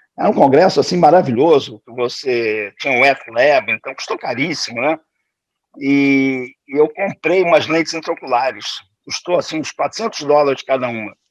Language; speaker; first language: Portuguese; native; Portuguese